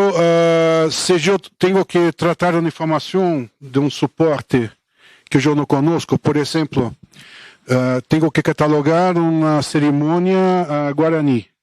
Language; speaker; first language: Spanish; non-native, fluent; Portuguese